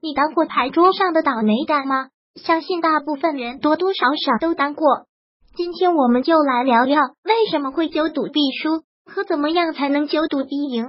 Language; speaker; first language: Chinese; native; Chinese